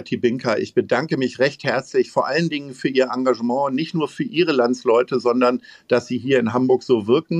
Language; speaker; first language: German; native; German